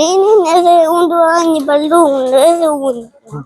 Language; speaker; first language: Albanian; early bilingual, heritage; Albanian